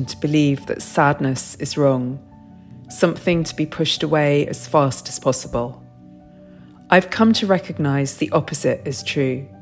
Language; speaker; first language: English; native; English